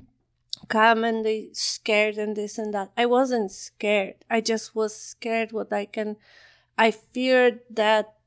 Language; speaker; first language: English; non-native, fluent; Polish